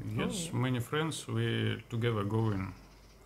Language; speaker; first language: English; non-native, learner; Russian